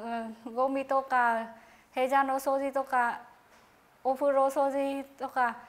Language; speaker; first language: Japanese; non-native, learner; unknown